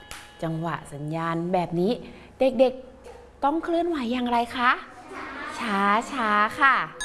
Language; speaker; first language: Thai; native; Thai